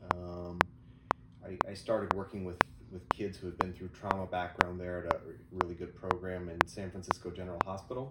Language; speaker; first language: English; native; English